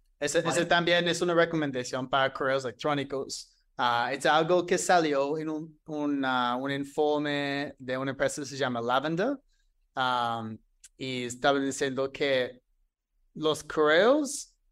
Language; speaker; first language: Spanish; non-native, fluent; English